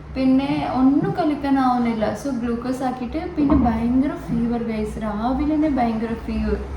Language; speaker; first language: Malayalam; native; Malayalam